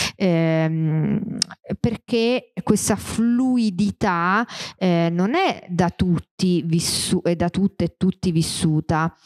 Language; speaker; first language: Italian; native; Italian